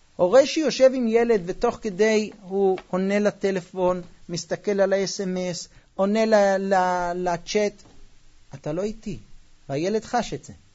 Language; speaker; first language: Hebrew; non-native, fluent; English